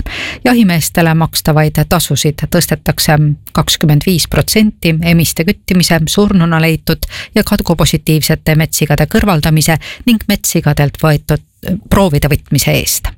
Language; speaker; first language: Estonian; native; Estonian